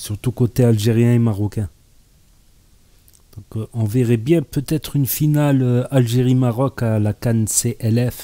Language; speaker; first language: French; native; French